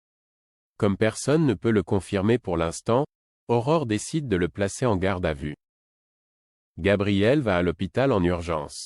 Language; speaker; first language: French; native; French